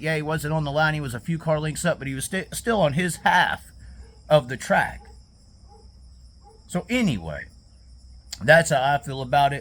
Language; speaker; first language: English; native; English